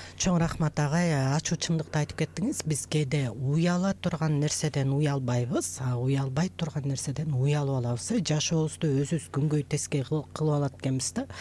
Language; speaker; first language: Kyrgyz; native; Kyrgyz